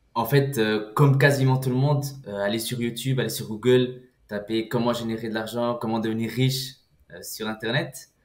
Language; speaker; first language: French; early bilingual, other home language; Portuguese